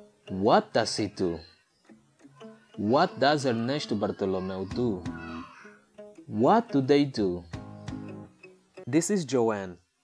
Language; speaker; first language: English; non-native, fluent; Portuguese